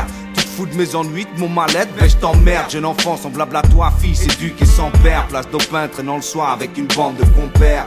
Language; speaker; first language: French; native; French